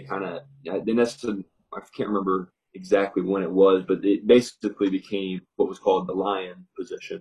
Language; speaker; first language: English; native; English